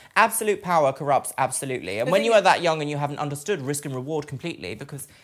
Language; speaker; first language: English; native; English